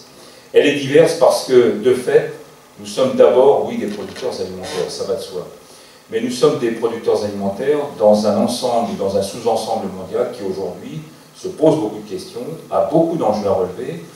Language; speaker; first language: French; native; French